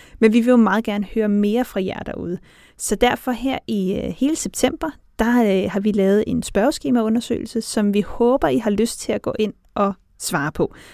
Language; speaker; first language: Danish; native; Danish